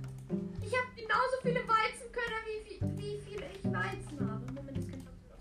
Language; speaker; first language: German; native; German